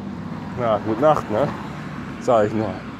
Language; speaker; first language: German; native; German